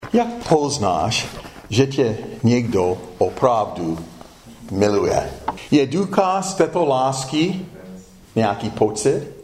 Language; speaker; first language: Czech; non-native, fluent; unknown